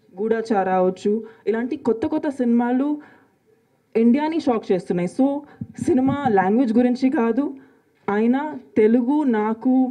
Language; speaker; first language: Telugu; non-native, local second language; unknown